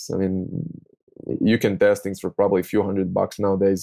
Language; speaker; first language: English; non-native, fluent; Hebrew